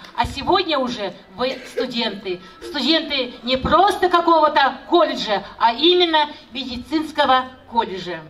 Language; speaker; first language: Russian; non-native, local second language; Kazakh